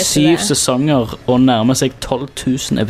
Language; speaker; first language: Norwegian; native; Norwegian